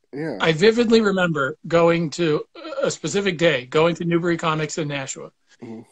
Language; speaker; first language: English; native; English